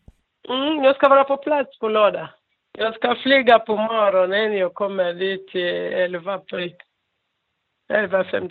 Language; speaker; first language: Swedish; non-native, learner; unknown